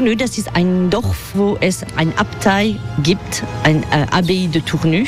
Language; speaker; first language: German; non-native, fluent; French